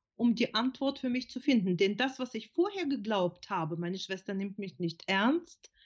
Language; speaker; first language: German; non-native, fluent; Ukrainian